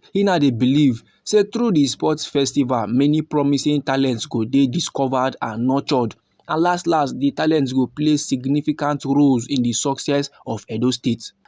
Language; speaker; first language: Nigerian Pidgin; native; Nigerian Pidgin